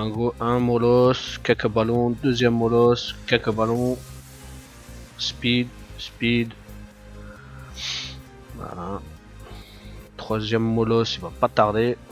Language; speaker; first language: French; native; French